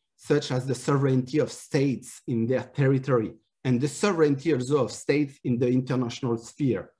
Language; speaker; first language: English; non-native, fluent; French